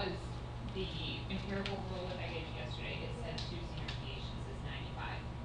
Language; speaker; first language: English; native; English